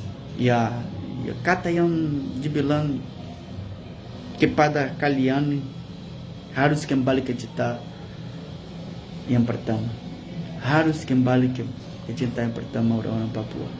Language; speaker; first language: Indonesian; non-native, fluent; Portuguese